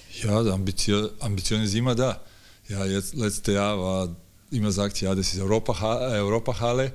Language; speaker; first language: German; non-native, learner; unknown